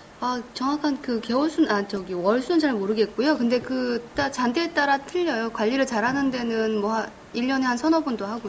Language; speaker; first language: Korean; native; Korean